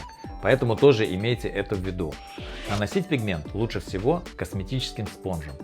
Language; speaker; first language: Russian; native; Russian